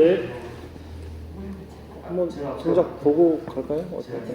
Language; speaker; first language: Korean; native; Korean